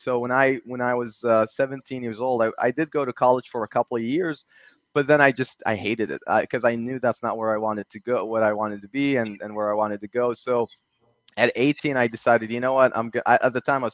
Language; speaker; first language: English; early bilingual, other home language; Arabic